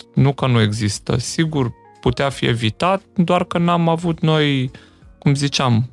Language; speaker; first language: Romanian; native; Romanian